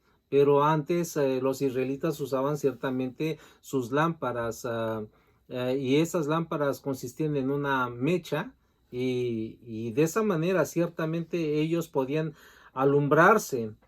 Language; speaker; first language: Spanish; native; Spanish